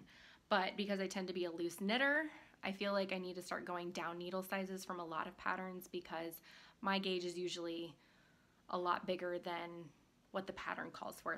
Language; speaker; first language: English; native; English